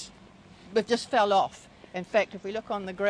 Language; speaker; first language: English; native; English